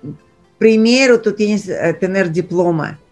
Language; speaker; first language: Spanish; non-native, fluent; Russian